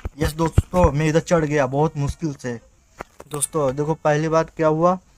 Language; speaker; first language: Hindi; native; Hindi